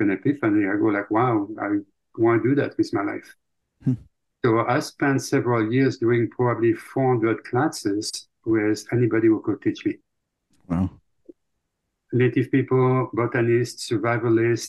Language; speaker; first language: English; non-native, fluent; French